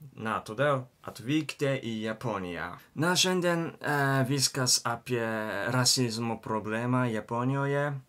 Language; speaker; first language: Lithuanian; non-native, learner; Japanese